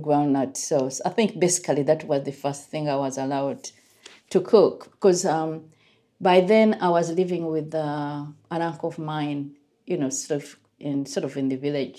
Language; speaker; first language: English; non-native, local second language; Ganda